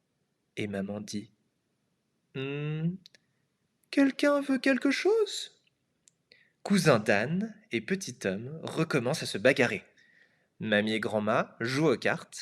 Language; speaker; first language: French; non-native, fluent; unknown